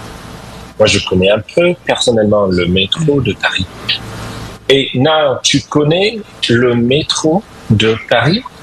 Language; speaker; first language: French; non-native, fluent; English